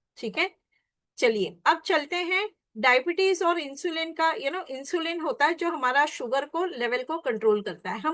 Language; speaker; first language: Hindi; non-native, local second language; Marathi